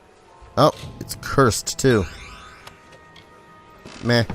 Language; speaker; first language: English; native; English